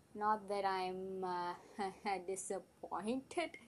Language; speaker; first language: English; non-native, local second language; Tamil